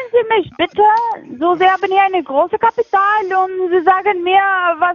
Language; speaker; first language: German; non-native, fluent; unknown